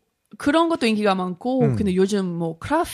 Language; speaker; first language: Korean; non-native, learner; English